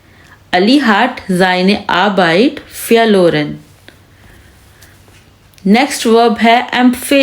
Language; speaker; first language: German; non-native, fluent; Urdu